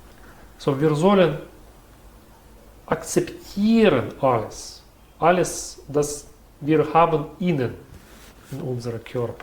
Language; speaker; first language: German; non-native, learner; Russian